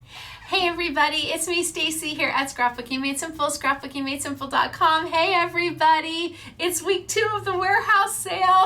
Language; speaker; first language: English; native; English